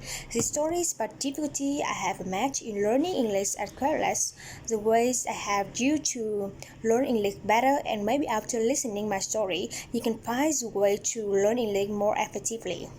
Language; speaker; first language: English; non-native, learner; Vietnamese